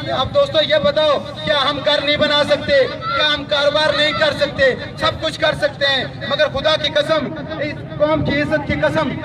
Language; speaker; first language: Urdu; non-native, local second language; Pahari-Potwari